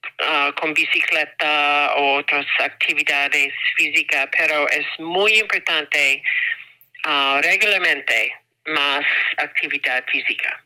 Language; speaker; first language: Spanish; non-native, learner; English